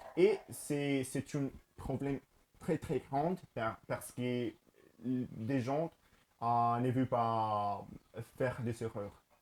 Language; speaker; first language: French; non-native, learner; Spanish